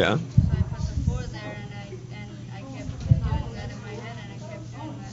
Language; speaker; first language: English; native; English